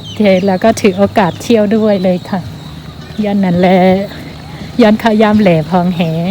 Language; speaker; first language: Thai; native; Thai